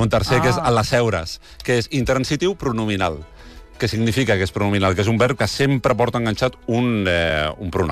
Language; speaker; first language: Catalan; native; Catalan